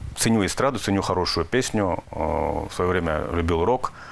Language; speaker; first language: Russian; native; Russian